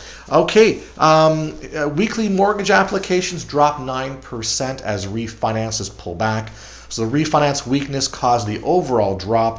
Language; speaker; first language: English; native; English